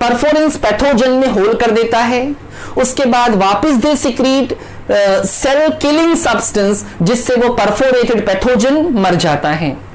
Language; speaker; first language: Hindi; native; Hindi